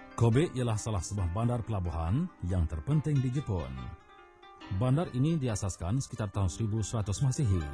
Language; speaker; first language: Malay; native; Malay